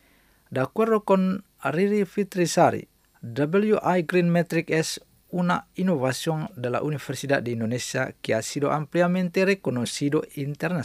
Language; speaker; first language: Spanish; non-native, fluent; Indonesian